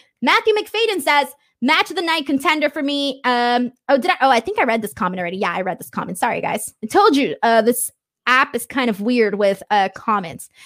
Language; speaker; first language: English; native; English